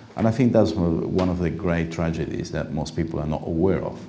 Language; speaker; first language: English; non-native, fluent; Spanish